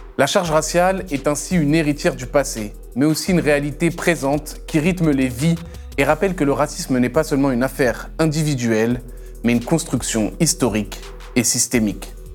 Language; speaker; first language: French; native; French